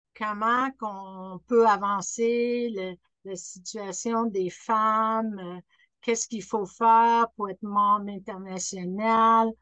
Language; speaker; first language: French; non-native, fluent; English